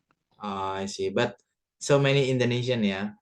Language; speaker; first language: English; non-native, fluent; Indonesian